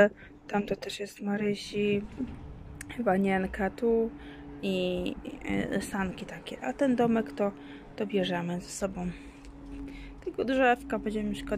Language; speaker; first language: Polish; native; Polish